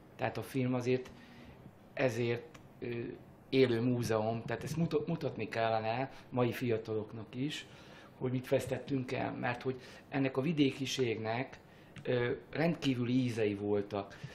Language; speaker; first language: Hungarian; native; Hungarian